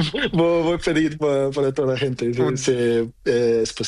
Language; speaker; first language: Spanish; non-native, learner; Portuguese